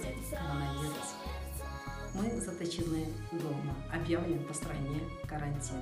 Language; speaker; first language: Russian; non-native, local second language; Kyrgyz